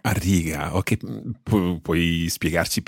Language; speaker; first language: Italian; non-native, learner; English